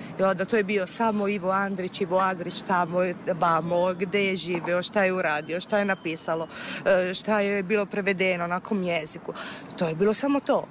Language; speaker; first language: Serbian; non-native, fluent; Italian